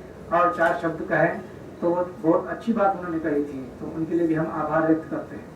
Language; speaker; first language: Hindi; native; Hindi